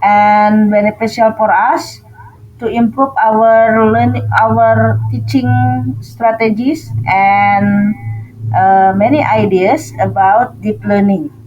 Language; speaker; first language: English; non-native, fluent; Indonesian